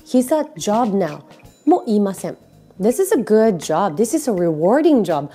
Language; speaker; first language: English; non-native, fluent; Japanese